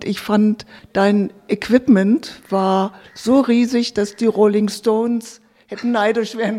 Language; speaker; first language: German; native; German